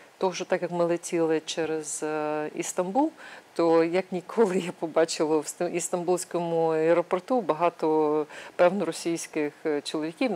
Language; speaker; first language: Ukrainian; native; Ukrainian